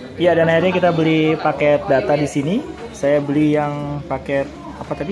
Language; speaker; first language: Indonesian; native; Indonesian